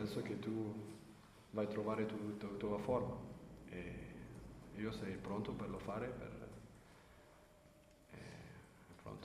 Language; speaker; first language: Italian; non-native, learner; French